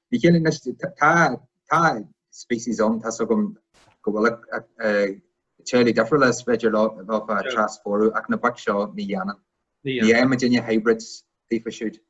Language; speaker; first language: Irish; non-native, local second language; English